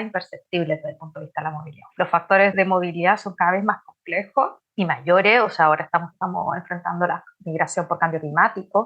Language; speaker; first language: Spanish; native; Spanish